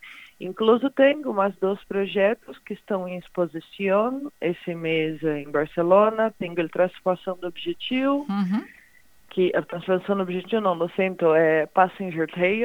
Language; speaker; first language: Spanish; non-native, fluent; Portuguese